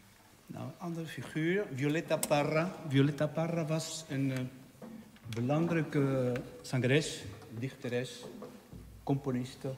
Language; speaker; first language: Dutch; non-native, fluent; Spanish